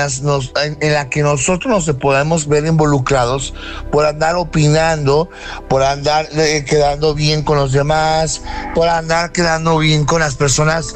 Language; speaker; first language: Spanish; native; Spanish